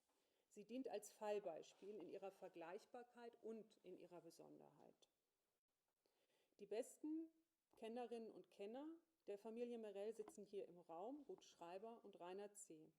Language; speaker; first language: German; native; German